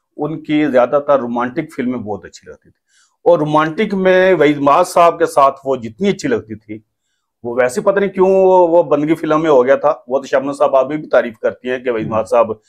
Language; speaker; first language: Urdu; native; Urdu